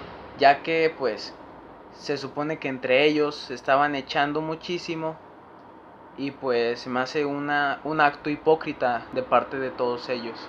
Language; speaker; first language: Spanish; native; Spanish